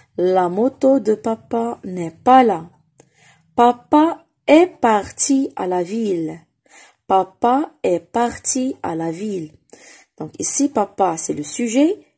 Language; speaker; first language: French; non-native, local second language; Arabic